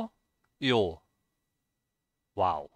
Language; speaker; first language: Korean; non-native, learner; German